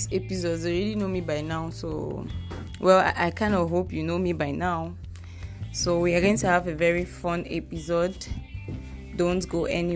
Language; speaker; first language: English; non-native, local second language; French